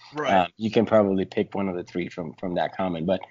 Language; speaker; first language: English; early bilingual, other home language; Spanish